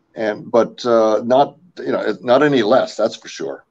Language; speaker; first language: English; native; English